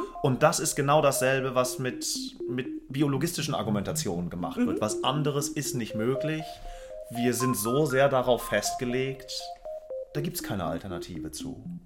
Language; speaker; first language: German; native; German